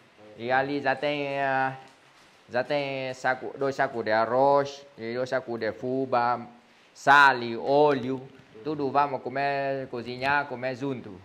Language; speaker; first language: Portuguese; non-native, learner; Vietnamese